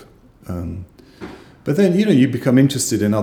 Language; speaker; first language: English; native; English